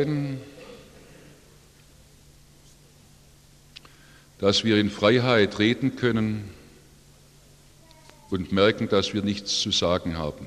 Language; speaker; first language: German; native; German